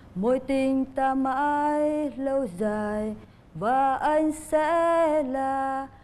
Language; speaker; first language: Vietnamese; native; Vietnamese